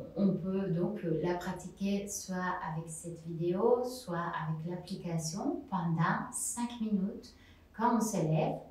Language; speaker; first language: French; non-native, fluent; Spanish